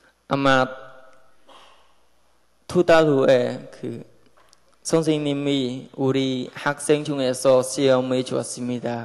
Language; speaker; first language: Korean; non-native, learner; Khmer